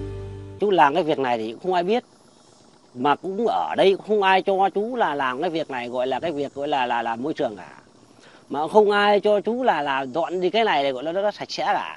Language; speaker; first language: Vietnamese; native; Vietnamese